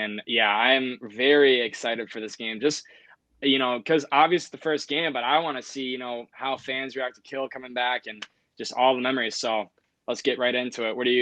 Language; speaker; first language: English; native; English